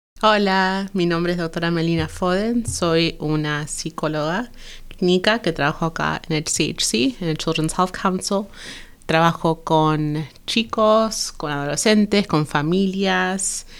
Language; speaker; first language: Spanish; early bilingual, heritage; Spanish